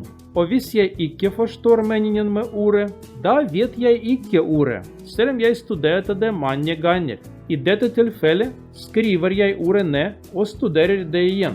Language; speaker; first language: Norwegian; non-native, learner; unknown